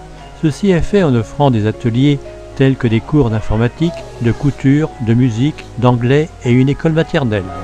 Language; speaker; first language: French; native; French